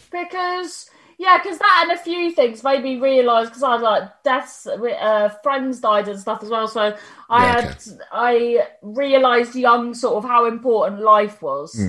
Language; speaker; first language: English; native; English